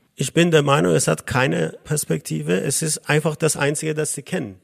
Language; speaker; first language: German; non-native, fluent; Persian